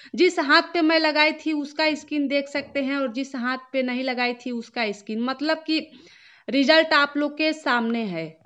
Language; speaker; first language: Hindi; native; Hindi